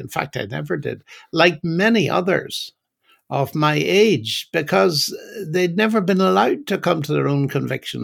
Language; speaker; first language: English; native; English